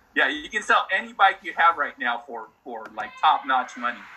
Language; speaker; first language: English; early bilingual, other home language; Spanish